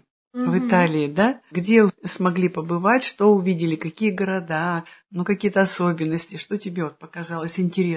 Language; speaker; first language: Russian; native; Russian